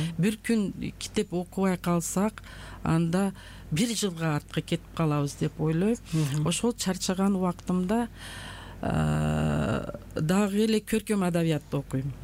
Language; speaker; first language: Kyrgyz; non-native, local second language; Uzbek